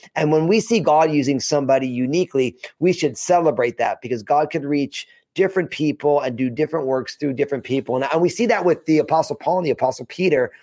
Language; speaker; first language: English; early bilingual, other home language; Italian